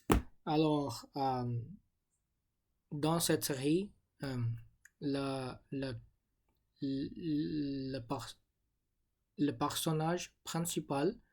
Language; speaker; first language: French; non-native, learner; English